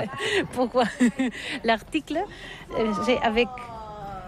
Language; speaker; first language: French; non-native, learner; Catalan